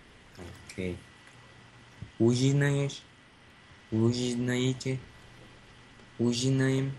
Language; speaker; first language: Russian; non-native, learner; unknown